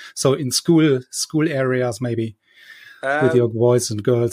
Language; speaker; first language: English; non-native, fluent; German